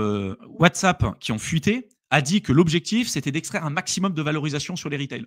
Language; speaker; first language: French; native; French